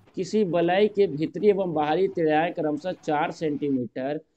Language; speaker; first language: Hindi; native; Hindi